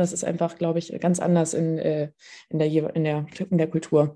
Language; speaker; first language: German; native; German